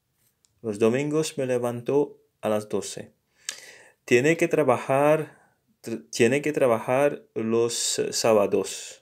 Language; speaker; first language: Spanish; non-native, learner; English